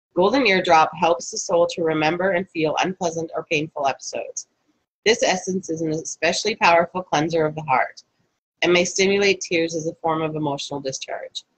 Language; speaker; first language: English; native; English